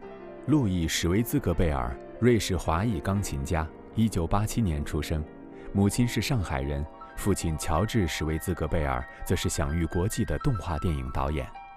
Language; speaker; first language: Chinese; native; Chinese